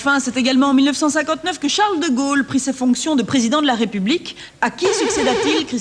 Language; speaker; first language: French; native; French